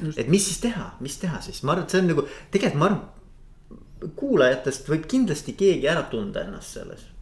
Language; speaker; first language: Estonian; native; Estonian